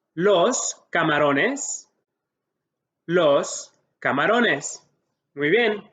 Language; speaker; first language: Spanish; early bilingual, heritage; Spanish